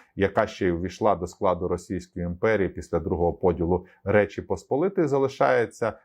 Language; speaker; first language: Ukrainian; native; Ukrainian